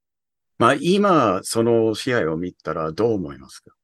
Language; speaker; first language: Japanese; early bilingual, heritage; English